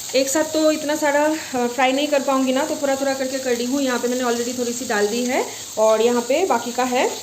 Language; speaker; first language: Hindi; non-native, local second language; Bangla